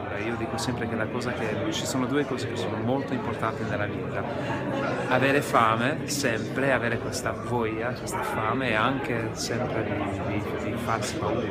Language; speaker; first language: Italian; non-native, fluent; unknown